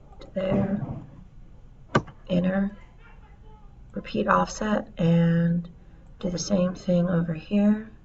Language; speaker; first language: English; native; English